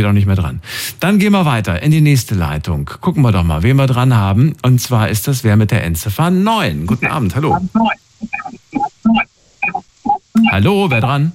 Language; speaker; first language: German; native; German